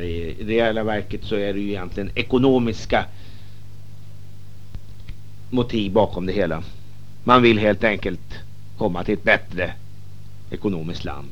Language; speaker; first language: Swedish; native; Swedish